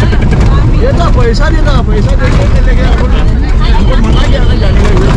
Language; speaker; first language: Hindi; non-native, local second language; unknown